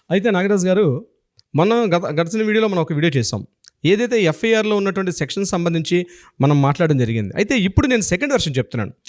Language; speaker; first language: Telugu; native; Telugu